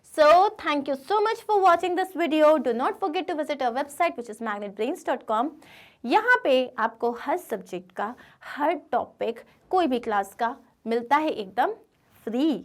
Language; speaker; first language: Hindi; non-native, local second language; Telugu